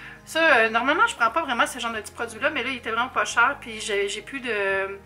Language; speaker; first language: French; native; French